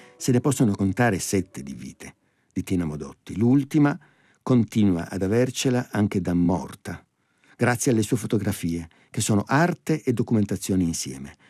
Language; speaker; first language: Italian; native; Italian